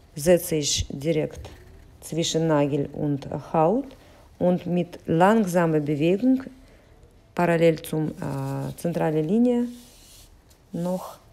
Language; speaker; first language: German; non-native, fluent; Russian